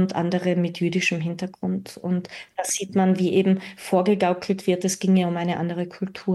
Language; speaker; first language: German; native; German